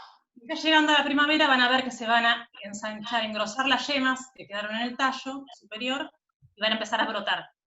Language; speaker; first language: Spanish; native; Spanish